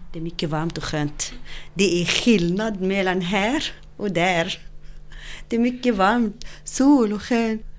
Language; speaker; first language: Swedish; non-native, learner; Arabic